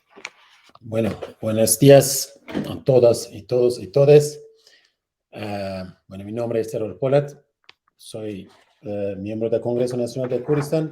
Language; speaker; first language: Spanish; non-native, learner; Kurdish